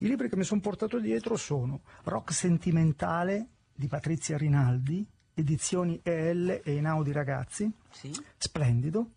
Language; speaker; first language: Italian; native; Italian